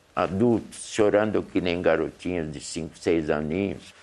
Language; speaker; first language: Portuguese; early bilingual, other home language; Hungarian